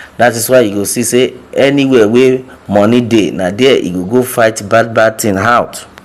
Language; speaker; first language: Nigerian Pidgin; non-native, local second language; Yoruba